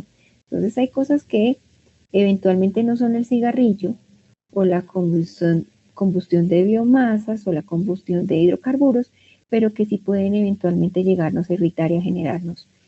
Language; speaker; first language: Spanish; native; Spanish